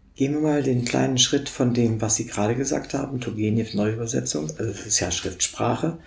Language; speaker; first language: German; native; German